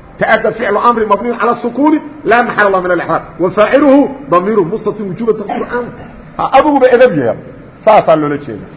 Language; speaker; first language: Arabic; non-native, fluent; Somali